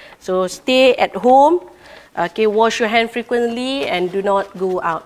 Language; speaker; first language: English; non-native, local second language; Malay